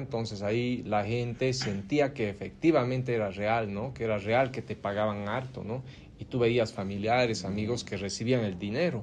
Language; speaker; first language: Spanish; native; Spanish